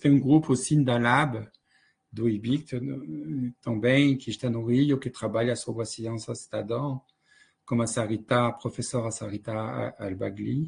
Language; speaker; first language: Portuguese; non-native, fluent; French